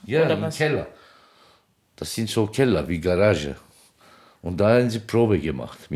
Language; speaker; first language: German; non-native, local second language; Turkish